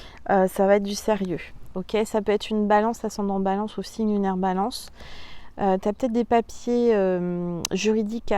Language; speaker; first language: French; native; French